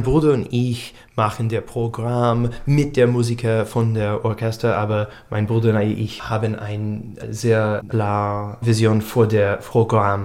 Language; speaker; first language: German; non-native, learner; English